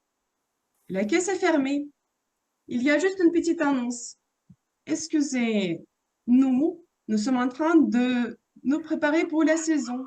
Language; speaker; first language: French; non-native, fluent; Russian